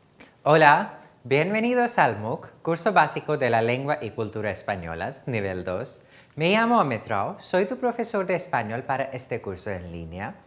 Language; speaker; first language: Spanish; non-native, fluent; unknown